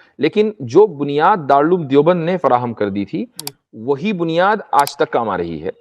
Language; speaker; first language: Urdu; native; Urdu